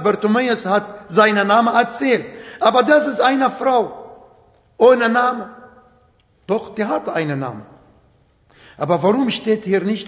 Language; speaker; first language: German; non-native, fluent; Arabic